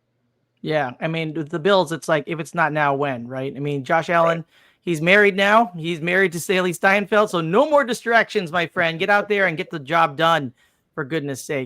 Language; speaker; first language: English; native; English